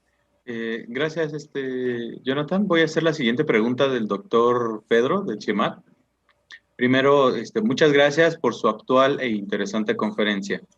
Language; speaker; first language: Spanish; native; Spanish